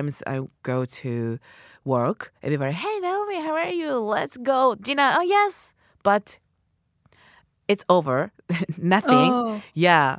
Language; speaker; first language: English; non-native, learner; Japanese